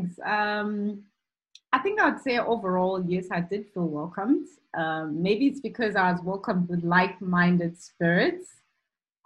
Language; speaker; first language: English; non-native, local second language; Shona